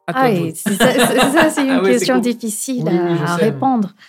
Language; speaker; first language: French; non-native, fluent; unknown